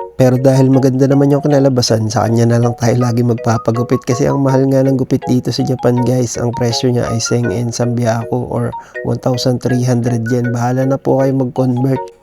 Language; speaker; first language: Filipino; native; Filipino